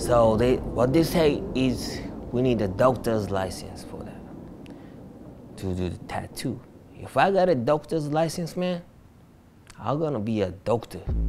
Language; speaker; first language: English; non-native, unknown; Japanese